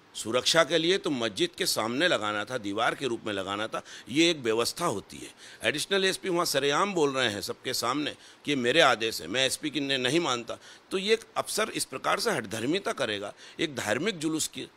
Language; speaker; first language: Hindi; native; Hindi